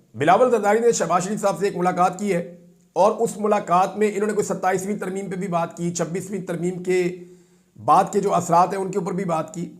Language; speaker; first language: Urdu; non-native, local second language; Punjabi